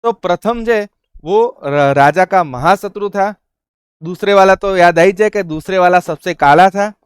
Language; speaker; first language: Hindi; non-native, local second language; Gujarati